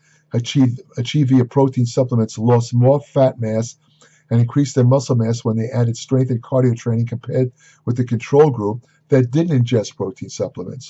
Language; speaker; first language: English; native; English